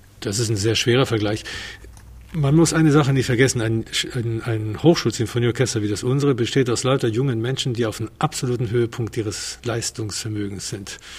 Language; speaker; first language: German; non-native, fluent; Spanish